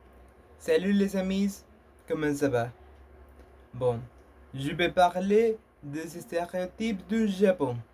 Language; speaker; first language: French; non-native, learner; Spanish